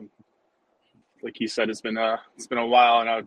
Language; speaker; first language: English; early bilingual, other home language; Spanish